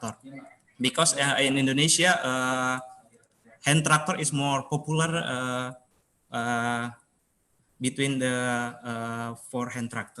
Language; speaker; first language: English; non-native, learner; Indonesian